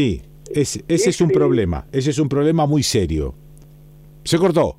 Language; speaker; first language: Spanish; native; Spanish